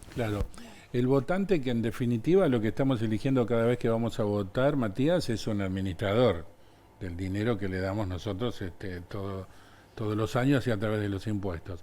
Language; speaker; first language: Spanish; native; Spanish